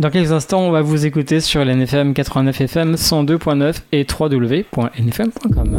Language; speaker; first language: French; native; French